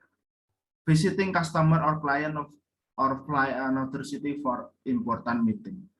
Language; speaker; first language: English; non-native, learner; Indonesian